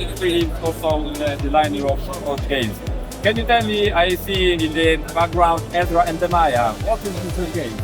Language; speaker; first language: English; non-native, learner; Polish